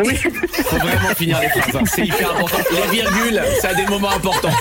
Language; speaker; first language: French; native; French